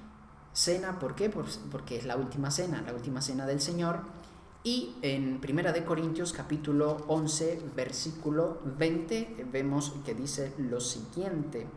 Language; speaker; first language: Spanish; native; Spanish